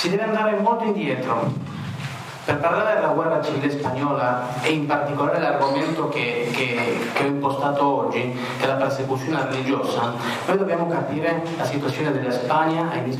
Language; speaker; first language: Italian; non-native, fluent; Spanish